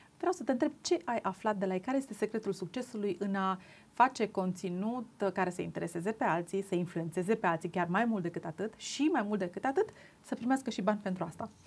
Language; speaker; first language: Romanian; native; Romanian